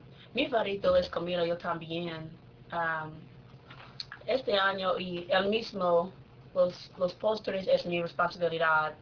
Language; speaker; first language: Spanish; non-native, learner; English